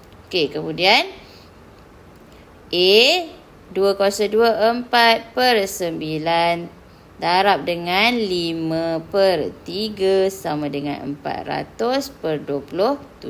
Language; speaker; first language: Malay; native; Malay